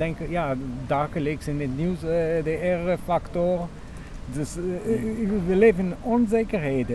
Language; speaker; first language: Dutch; non-native, learner; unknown